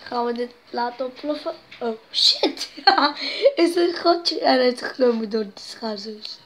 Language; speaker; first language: Dutch; non-native, local second language; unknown